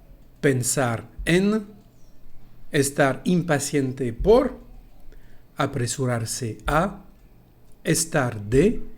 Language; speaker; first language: Spanish; non-native, fluent; French